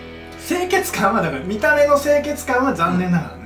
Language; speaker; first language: Japanese; native; Japanese